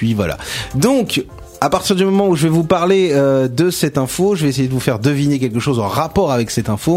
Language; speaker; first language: French; native; French